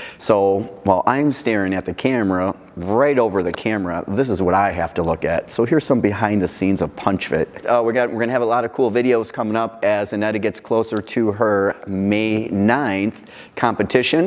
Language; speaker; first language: English; native; English